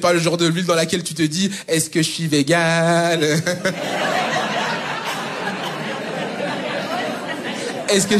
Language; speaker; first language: French; native; French